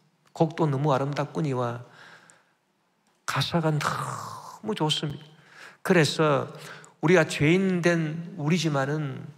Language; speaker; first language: Korean; native; Korean